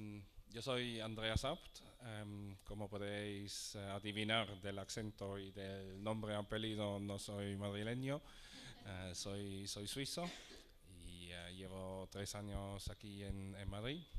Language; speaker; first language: Spanish; non-native, fluent; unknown